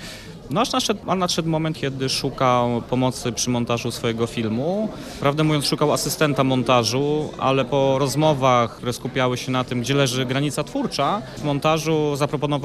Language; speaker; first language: Polish; native; Polish